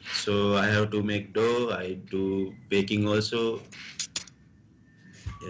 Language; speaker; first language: English; non-native, local second language; Sinhala